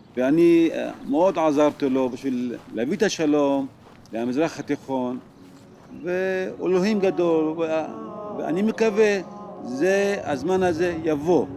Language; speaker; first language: Hebrew; non-native, local second language; Arabic